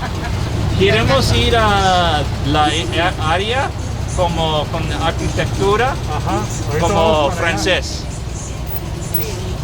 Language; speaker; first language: Spanish; non-native, learner; English